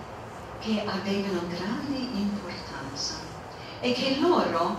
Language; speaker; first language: Italian; non-native, fluent; English